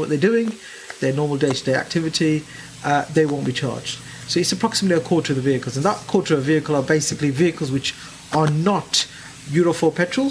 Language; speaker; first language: English; native; English